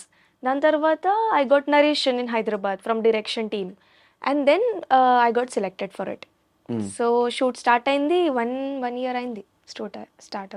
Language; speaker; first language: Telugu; non-native, local second language; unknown